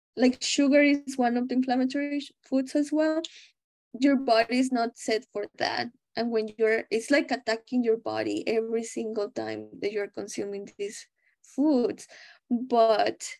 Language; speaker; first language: English; non-native, fluent; Spanish